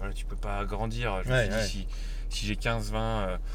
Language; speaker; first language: French; native; French